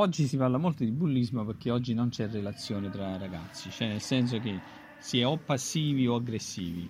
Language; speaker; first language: Italian; native; Italian